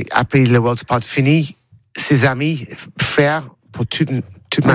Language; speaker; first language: French; non-native, learner; English